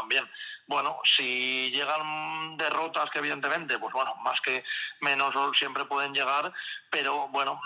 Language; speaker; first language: Spanish; native; Spanish